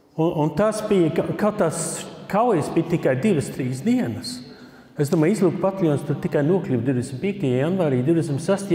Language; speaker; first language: Latvian; early bilingual, heritage; Latvian